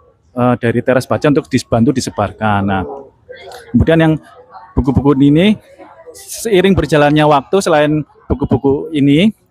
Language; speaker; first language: Indonesian; native; Indonesian